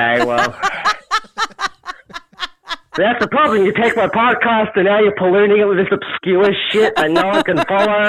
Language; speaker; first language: English; native; English